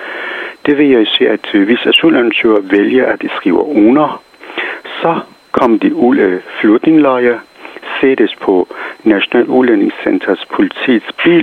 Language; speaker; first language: Danish; non-native, fluent; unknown